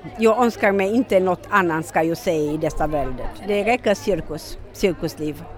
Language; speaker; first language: Swedish; non-native, fluent; Romanian